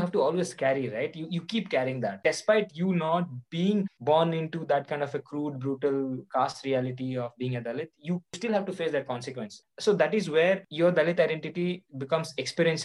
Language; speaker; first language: English; non-native, local second language; Odia